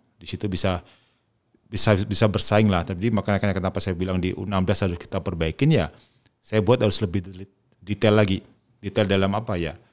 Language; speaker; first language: Indonesian; native; Indonesian